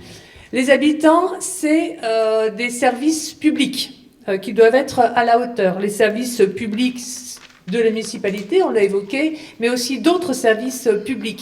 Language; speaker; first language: French; native; French